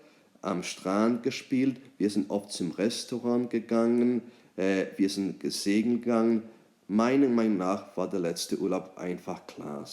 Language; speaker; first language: German; non-native, fluent; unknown